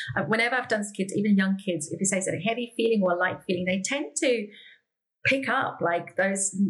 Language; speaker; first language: English; native; English